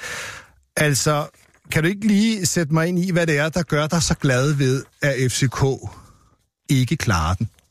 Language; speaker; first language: Danish; native; Danish